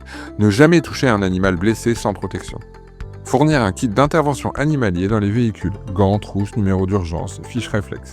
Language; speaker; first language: French; native; French